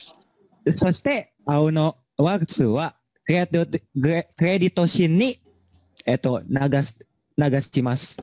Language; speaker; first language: Japanese; non-native, learner; Indonesian